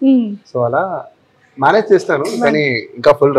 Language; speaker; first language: Telugu; non-native, fluent; Tamil